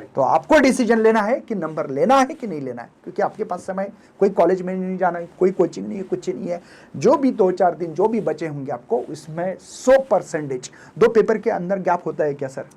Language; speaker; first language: Hindi; non-native, local second language; Marathi